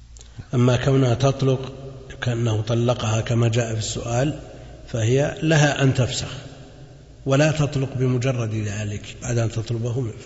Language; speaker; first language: Arabic; native; Arabic